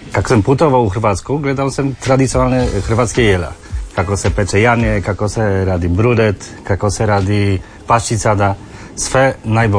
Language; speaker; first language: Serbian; non-native, learner; Polish